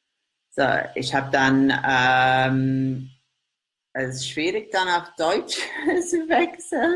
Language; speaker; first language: German; non-native, learner; English